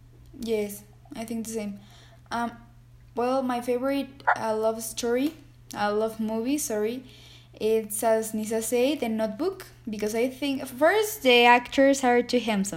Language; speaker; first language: English; non-native, learner; Spanish